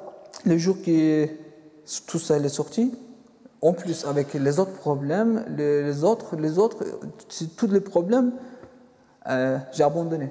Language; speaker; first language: French; non-native, fluent; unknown